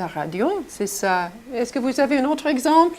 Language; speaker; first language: French; non-native, fluent; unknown